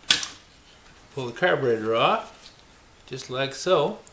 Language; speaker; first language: English; native; English